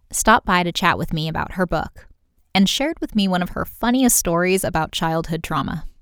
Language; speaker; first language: English; native; English